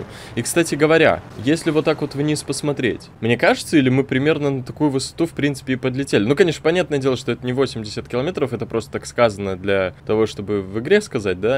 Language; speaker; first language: Russian; native; Russian